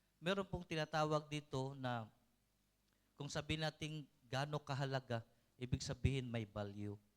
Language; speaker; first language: Filipino; non-native, local second language; Cebuano